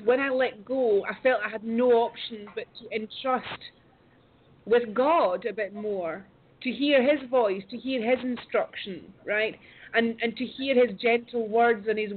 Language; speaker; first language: English; native; English